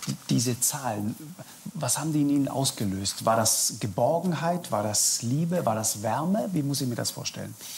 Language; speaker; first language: German; native; German